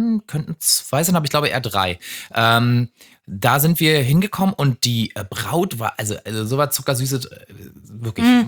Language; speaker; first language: German; native; German